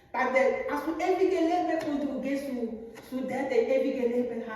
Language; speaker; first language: German; non-native, learner; French